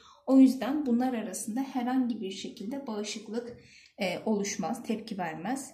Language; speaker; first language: Turkish; native; Turkish